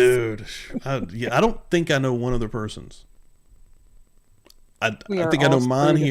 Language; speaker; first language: English; native; English